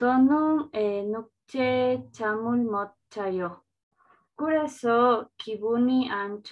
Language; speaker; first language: Korean; non-native, learner; Spanish